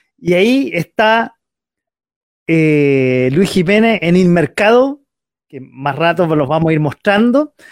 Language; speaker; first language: Spanish; native; Spanish